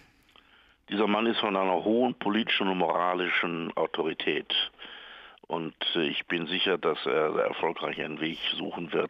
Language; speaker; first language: German; native; German